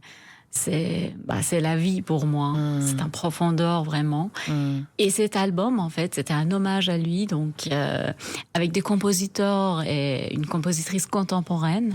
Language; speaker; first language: French; non-native, fluent; Persian